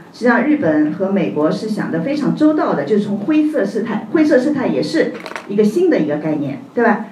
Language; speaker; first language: Chinese; native; Chinese